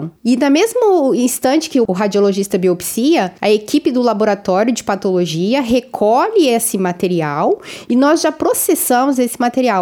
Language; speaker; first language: Portuguese; native; Portuguese